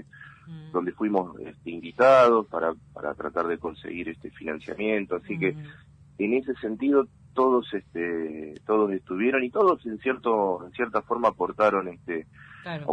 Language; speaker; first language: Spanish; native; Spanish